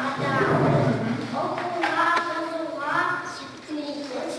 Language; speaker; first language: Kazakh; non-native, local second language; Russian